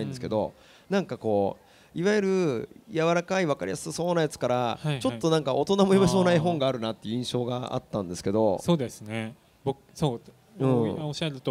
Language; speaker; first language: Japanese; native; Japanese